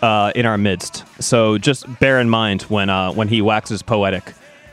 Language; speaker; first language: English; native; English